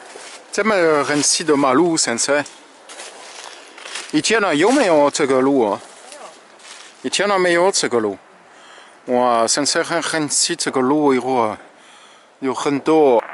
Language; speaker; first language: Chinese; non-native, learner; French